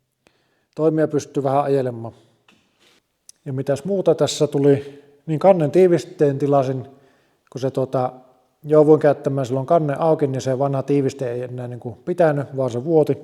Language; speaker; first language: Finnish; native; Finnish